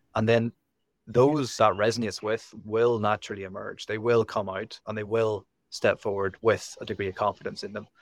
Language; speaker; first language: English; native; English